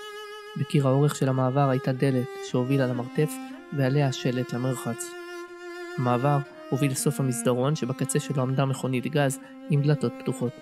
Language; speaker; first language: Hebrew; native; Hebrew